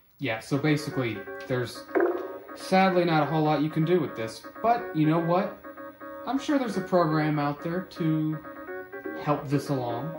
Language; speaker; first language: English; native; English